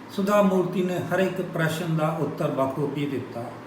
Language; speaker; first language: Hindi; non-native, local second language; Punjabi